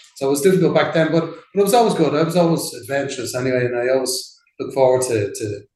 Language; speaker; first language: English; native; English